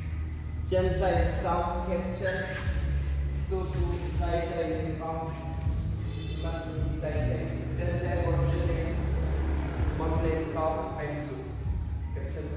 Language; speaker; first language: Vietnamese; non-native, learner; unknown